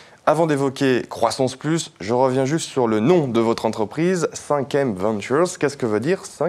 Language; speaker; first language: French; native; French